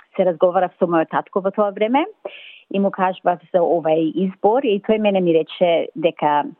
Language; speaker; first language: Macedonian; early bilingual, other home language; English